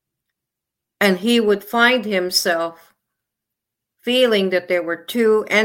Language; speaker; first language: English; non-native, local second language; Filipino